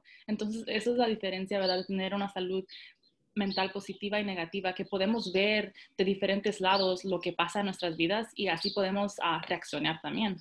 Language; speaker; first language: Spanish; early bilingual, heritage; Spanish